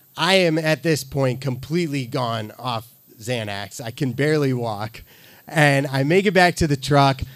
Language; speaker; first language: English; native; English